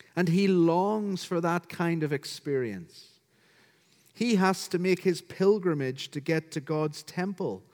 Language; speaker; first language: English; native; English